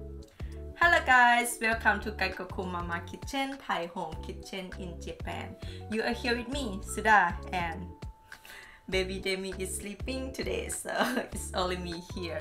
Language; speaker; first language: English; non-native, learner; Thai